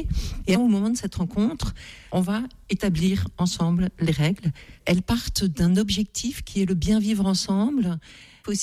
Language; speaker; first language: French; native; French